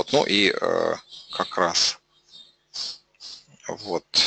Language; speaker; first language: Russian; native; Russian